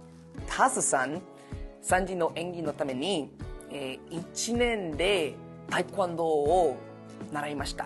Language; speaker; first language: Japanese; non-native, learner; Spanish